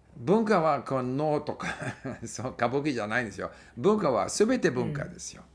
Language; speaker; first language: Japanese; non-native, fluent; English